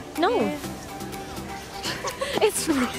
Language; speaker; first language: English; non-native, learner; Indonesian